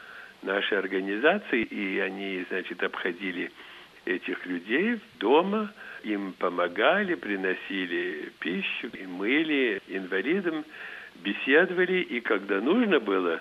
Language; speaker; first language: Russian; early bilingual, heritage; Russian